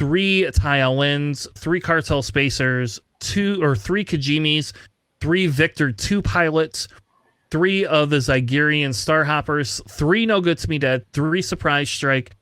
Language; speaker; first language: English; native; English